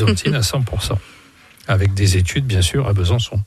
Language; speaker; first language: French; native; French